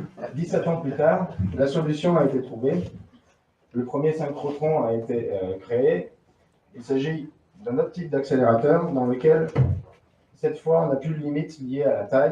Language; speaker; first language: French; native; French